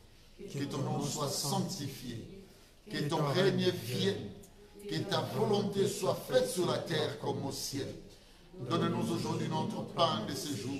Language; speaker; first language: French; non-native, local second language; Lingala